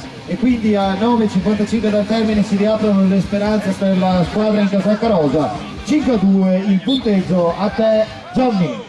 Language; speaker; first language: Italian; native; Italian